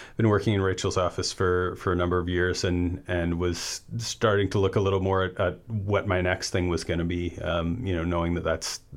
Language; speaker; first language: English; native; English